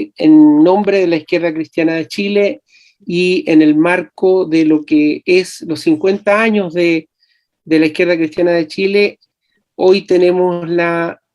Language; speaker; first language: Spanish; native; Spanish